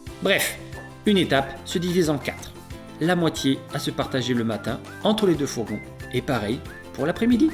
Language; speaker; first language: French; native; French